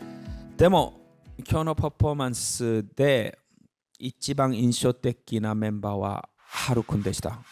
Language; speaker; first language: Japanese; non-native, fluent; Korean